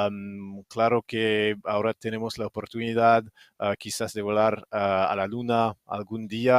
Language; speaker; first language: Spanish; non-native, fluent; French